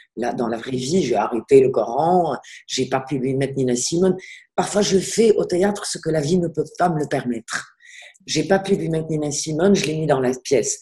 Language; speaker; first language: French; non-native, local second language; Arabic